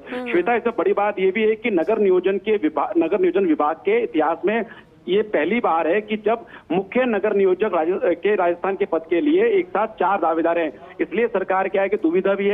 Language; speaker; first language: Hindi; native; Hindi